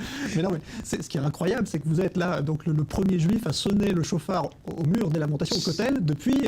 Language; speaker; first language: French; native; French